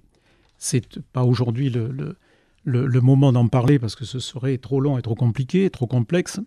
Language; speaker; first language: French; native; French